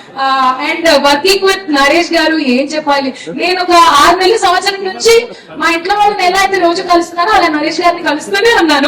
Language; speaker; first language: Telugu; native; Telugu